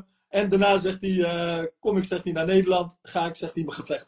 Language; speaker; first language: Dutch; early bilingual, other home language; Turkish